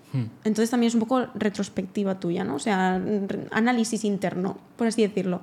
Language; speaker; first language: Spanish; native; Spanish